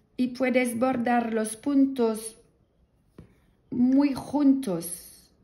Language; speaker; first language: Spanish; non-native, learner; French